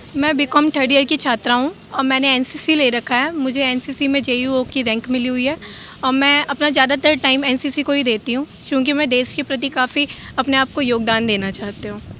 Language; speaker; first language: Hindi; native; Hindi